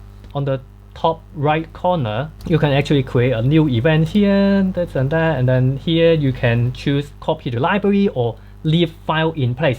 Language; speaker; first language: English; non-native, fluent; Cantonese